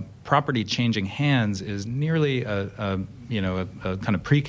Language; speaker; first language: English; native; English